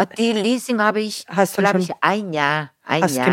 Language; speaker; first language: German; non-native, fluent; Korean